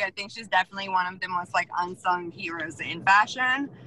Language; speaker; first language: English; non-native, fluent; Italian